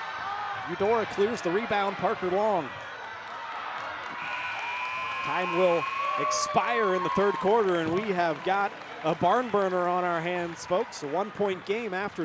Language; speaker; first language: English; native; English